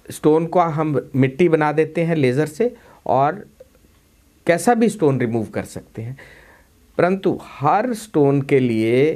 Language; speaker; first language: Hindi; non-native, local second language; Punjabi